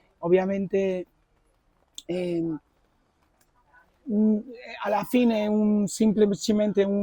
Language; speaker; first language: Italian; non-native, fluent; Spanish